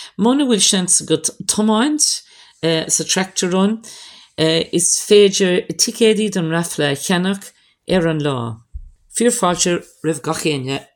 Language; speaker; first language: Irish; non-native, local second language; English